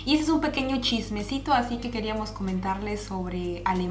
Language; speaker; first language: Spanish; native; Spanish